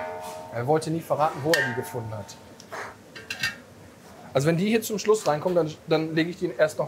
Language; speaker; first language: German; native; German